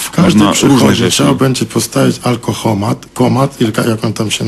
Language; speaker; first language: Polish; non-native, fluent; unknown